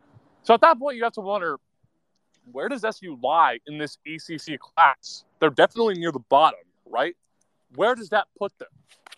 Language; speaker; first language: English; native; English